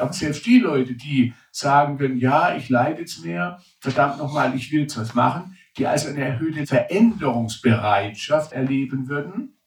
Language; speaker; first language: German; native; German